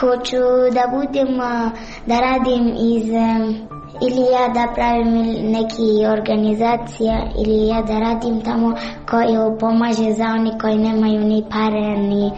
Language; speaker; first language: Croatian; non-native, learner; Persian